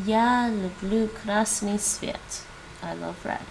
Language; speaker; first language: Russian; non-native, learner; English